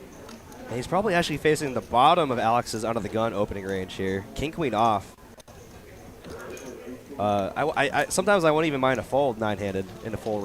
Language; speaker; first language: English; native; English